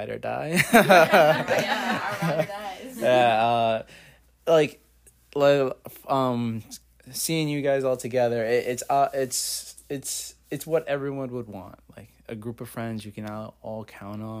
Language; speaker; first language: English; native; English